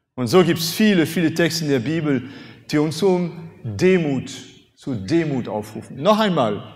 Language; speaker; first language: German; non-native, fluent; French